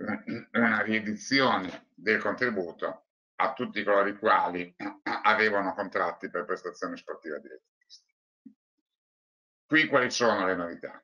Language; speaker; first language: Italian; native; Italian